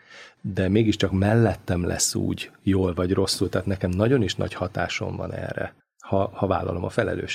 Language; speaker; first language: Hungarian; native; Hungarian